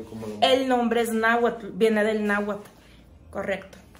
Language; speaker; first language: Spanish; native; Spanish